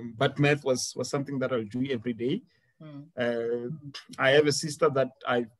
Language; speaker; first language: English; non-native, local second language; Venda